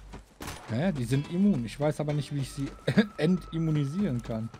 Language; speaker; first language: German; native; German